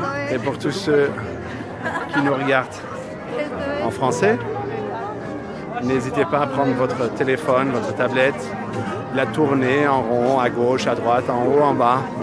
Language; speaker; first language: French; native; French